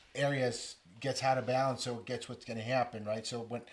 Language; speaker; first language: English; native; English